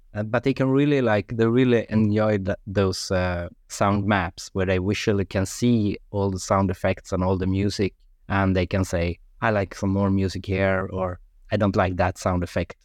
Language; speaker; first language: English; non-native, fluent; Swedish